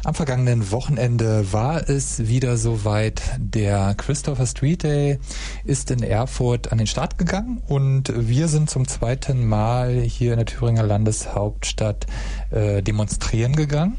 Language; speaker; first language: German; native; German